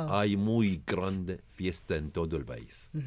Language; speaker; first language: Spanish; non-native, learner; Arabic